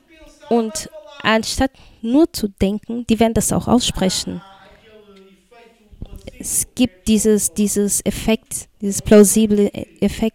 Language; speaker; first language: German; non-native, fluent; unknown